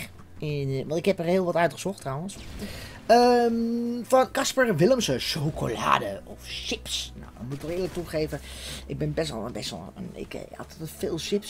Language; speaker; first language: Dutch; native; Dutch